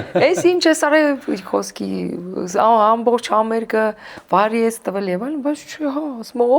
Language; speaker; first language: Armenian; early bilingual, heritage; Armenian